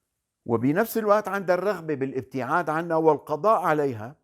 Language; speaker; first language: Arabic; native; Arabic